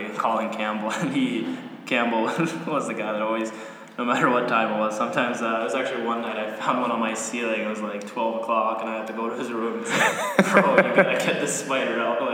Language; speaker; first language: English; native; English